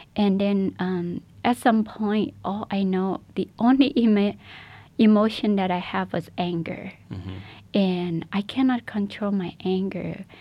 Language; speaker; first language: English; non-native, fluent; Burmese